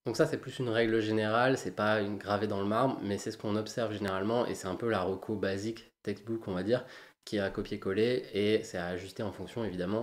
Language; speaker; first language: French; native; French